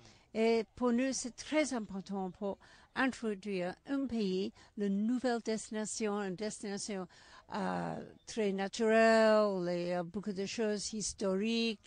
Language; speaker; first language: French; non-native, learner; English